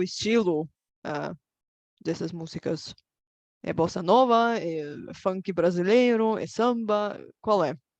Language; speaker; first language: Portuguese; non-native, fluent; Bulgarian